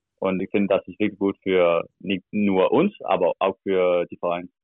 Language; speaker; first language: German; non-native, learner; Danish